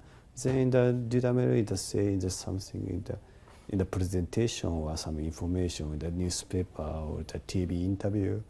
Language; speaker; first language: English; non-native, learner; Japanese